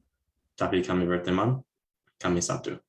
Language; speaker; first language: Indonesian; non-native, learner; English